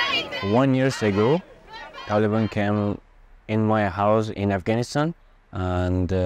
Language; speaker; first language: English; non-native, learner; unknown